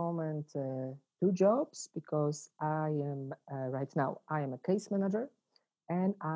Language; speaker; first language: English; non-native, fluent; Polish